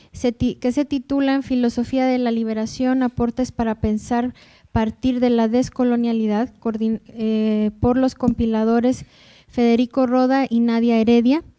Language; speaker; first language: Spanish; native; Spanish